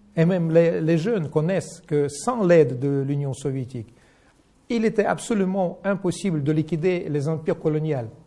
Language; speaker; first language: French; non-native, fluent; Russian